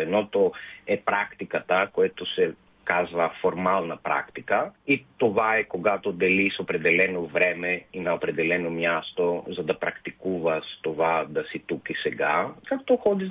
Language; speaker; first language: Bulgarian; non-native, fluent; Greek